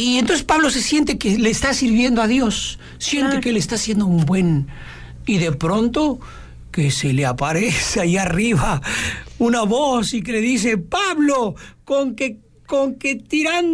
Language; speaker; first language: Spanish; native; Spanish